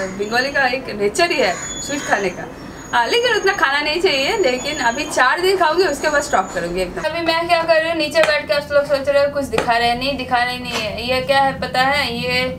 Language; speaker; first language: Hindi; non-native, local second language; Bangla